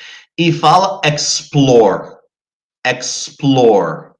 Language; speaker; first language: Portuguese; non-native, fluent; English